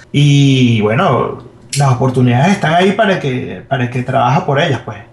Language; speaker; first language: Spanish; native; Spanish